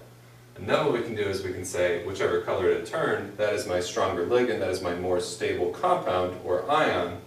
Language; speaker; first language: English; native; English